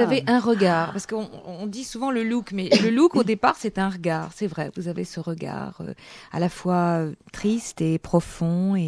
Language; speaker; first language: French; native; French